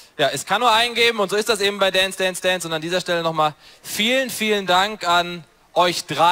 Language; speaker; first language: German; native; German